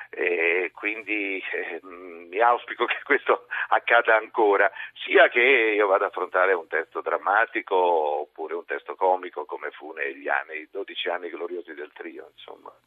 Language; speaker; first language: Italian; native; Italian